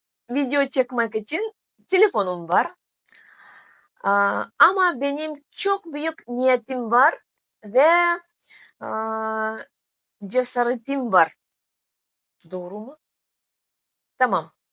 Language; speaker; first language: Turkish; non-native, learner; Tatar